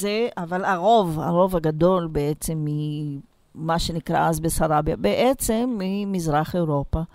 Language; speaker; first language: Hebrew; non-native, fluent; Portuguese